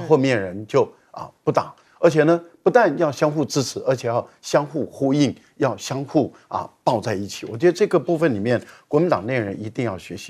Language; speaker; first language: Chinese; native; Chinese